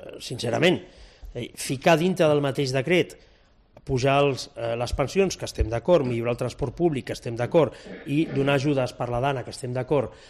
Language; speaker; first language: Catalan; non-native, local second language; Spanish